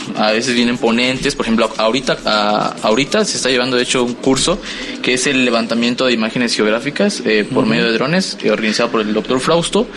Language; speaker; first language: Spanish; native; Spanish